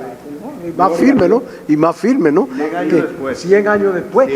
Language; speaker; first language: Spanish; native; Spanish